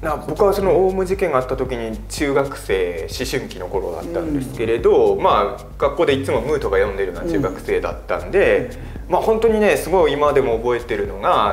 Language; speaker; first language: Japanese; native; Japanese